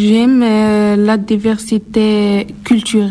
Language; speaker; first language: French; non-native, learner; Arabic